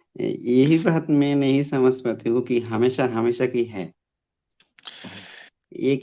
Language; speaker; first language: Hindi; non-native, learner; Bangla